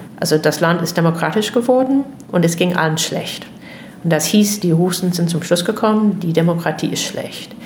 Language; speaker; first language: German; non-native, fluent; English